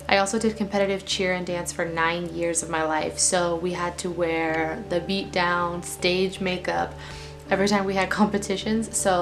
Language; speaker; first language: English; native; English